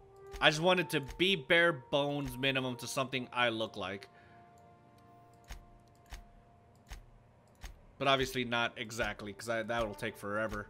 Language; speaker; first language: English; native; English